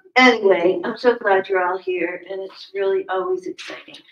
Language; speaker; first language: English; native; English